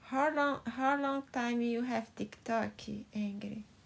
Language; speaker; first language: English; non-native, learner; Portuguese